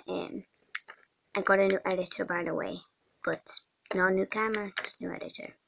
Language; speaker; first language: English; non-native, fluent; Swedish